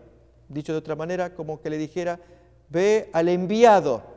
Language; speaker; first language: Spanish; native; Spanish